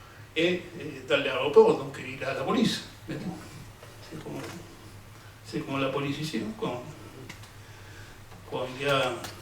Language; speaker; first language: French; non-native, fluent; Spanish